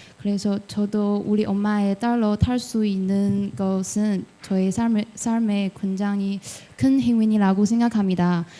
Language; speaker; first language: Korean; non-native, fluent; Chinese